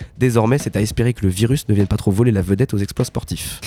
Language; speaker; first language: French; native; French